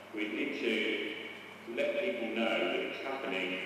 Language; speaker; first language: English; native; English